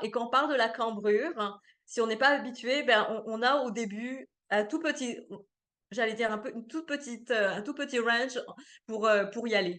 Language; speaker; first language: French; native; French